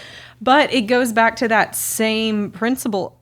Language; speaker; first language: English; native; English